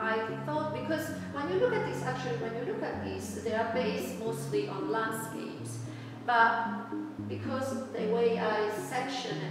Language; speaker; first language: English; non-native, fluent; Italian